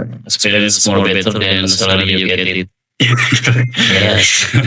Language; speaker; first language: English; non-native, learner; Indonesian